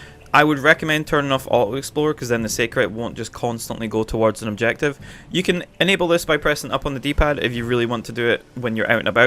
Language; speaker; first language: English; native; English